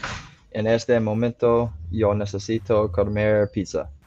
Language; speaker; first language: Spanish; non-native, learner; English